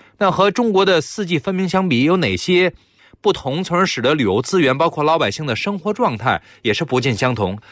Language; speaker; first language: Chinese; native; Chinese